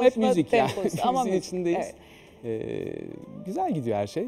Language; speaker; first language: Turkish; native; Turkish